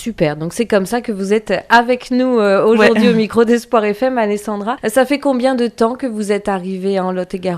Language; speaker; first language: French; native; French